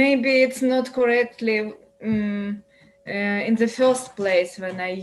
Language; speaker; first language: English; non-native, learner; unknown